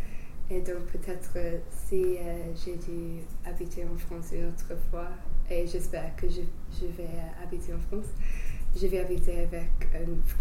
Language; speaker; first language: French; non-native, fluent; English